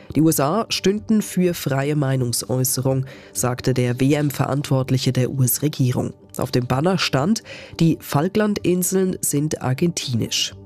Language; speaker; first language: German; native; German